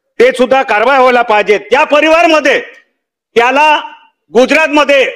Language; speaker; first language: Marathi; non-native, local second language; Bhili